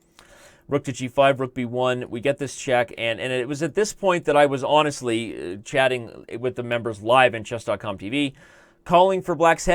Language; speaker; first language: English; native; English